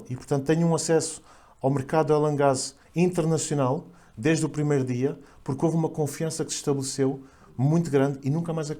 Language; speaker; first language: Portuguese; native; Portuguese